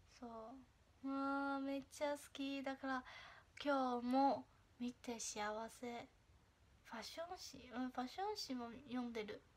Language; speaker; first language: Japanese; non-native, fluent; Chinese